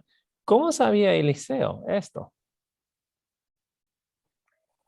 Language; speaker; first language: Spanish; non-native, fluent; English